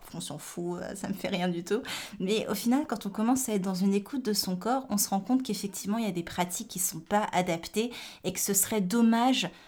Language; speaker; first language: French; native; French